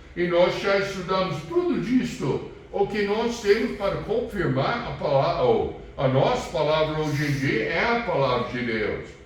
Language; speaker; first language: Portuguese; non-native, fluent; English